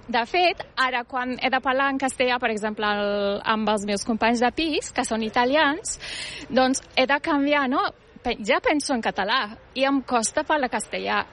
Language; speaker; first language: Catalan; non-native, fluent; Turkish